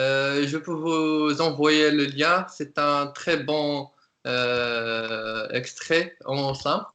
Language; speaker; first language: French; non-native, local second language; Arabic